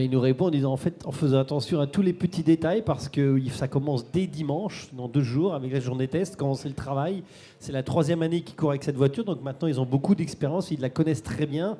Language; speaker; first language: French; native; French